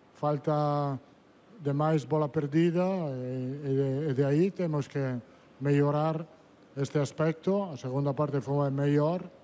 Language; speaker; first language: Portuguese; non-native, fluent; Italian